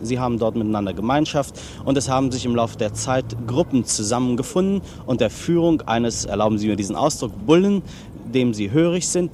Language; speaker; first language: German; native; German